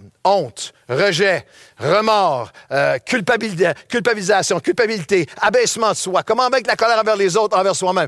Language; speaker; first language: French; native; French